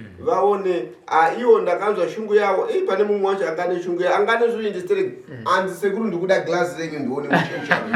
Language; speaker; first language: Shona; non-native, fluent; Nyanja